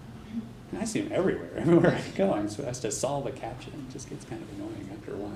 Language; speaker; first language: English; native; English